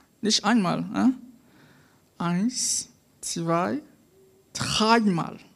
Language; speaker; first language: German; non-native, fluent; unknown